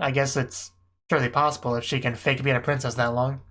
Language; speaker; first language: English; native; English